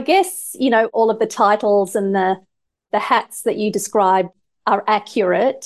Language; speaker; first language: English; native; English